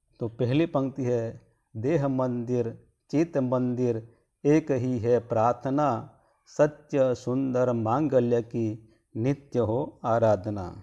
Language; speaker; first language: Hindi; non-native, local second language; Gujarati